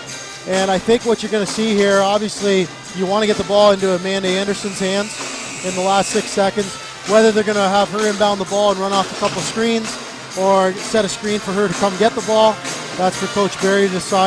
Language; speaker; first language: English; native; English